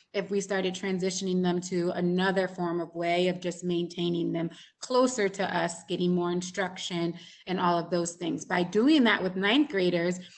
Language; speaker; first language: English; native; English